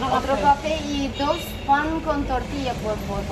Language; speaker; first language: Spanish; non-native, learner; Turkish